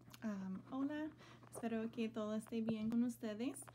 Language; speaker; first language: Spanish; non-native, learner; English